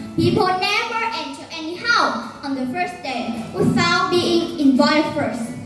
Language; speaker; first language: English; non-native, fluent; Vietnamese